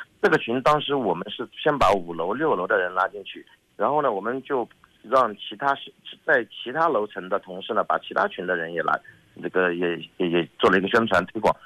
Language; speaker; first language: Chinese; native; Chinese